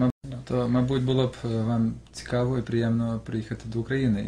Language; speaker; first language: Ukrainian; native; Ukrainian